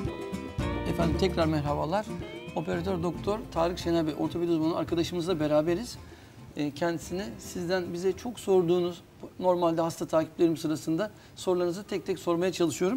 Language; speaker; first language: Turkish; native; Turkish